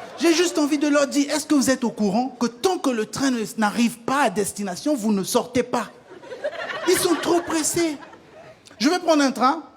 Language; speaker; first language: French; non-native, local second language; Lingala